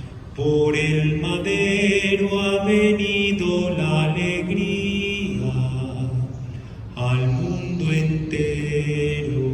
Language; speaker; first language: Spanish; native; Spanish